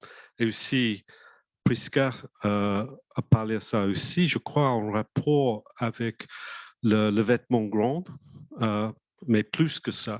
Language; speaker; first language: French; non-native, fluent; English